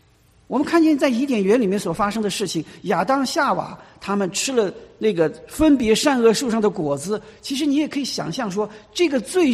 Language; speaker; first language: Chinese; native; Chinese